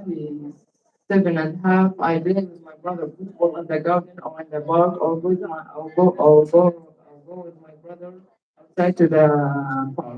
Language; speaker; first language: English; non-native, learner; Arabic